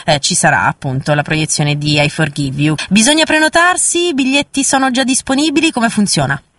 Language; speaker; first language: Italian; native; Italian